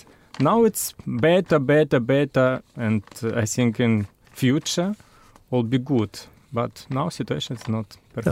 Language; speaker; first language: English; non-native, learner; Russian